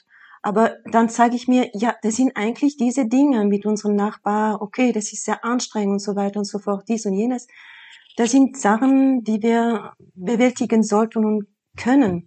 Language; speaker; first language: German; non-native, fluent; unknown